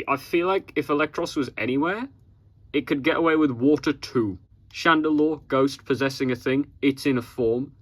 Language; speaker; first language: English; native; English